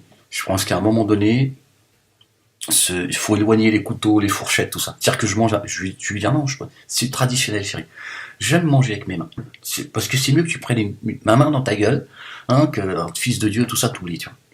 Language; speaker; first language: French; native; French